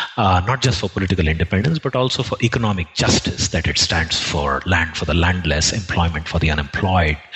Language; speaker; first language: English; non-native, local second language; Telugu